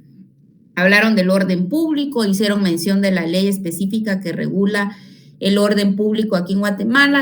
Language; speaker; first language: Spanish; native; Spanish